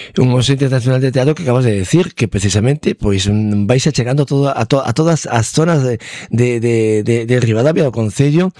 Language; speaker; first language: Galician; native; Galician